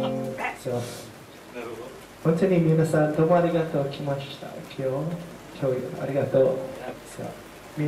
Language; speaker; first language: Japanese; non-native, learner; English